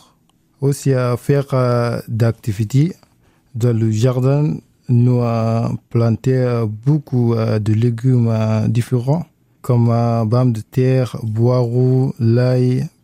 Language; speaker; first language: French; non-native, learner; Arabic